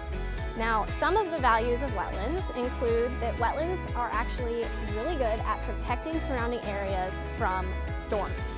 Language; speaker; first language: English; native; English